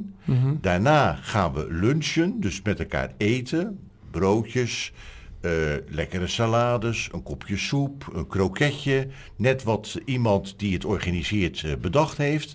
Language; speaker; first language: Dutch; native; Dutch